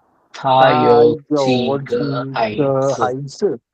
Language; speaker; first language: Chinese; non-native, learner; Hindi